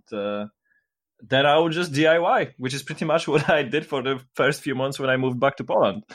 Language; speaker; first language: English; non-native, fluent; Polish